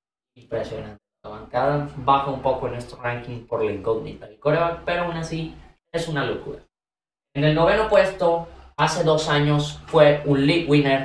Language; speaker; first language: Spanish; native; Spanish